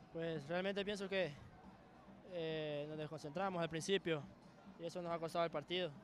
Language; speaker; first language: Spanish; native; Spanish